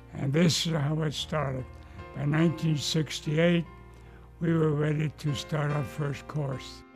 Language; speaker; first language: English; early bilingual, other home language; Luxembourgish